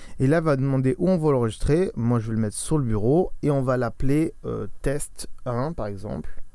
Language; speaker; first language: French; native; French